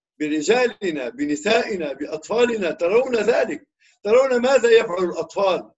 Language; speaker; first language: Arabic; native; Arabic